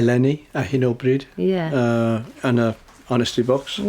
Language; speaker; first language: Welsh; non-native, learner; English